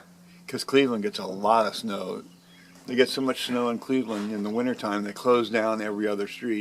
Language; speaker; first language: English; native; English